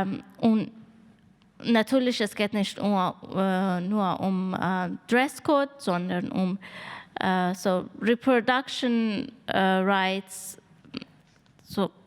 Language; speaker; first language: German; non-native, fluent; Persian